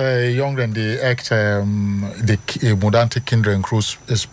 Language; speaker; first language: Dutch; non-native, fluent; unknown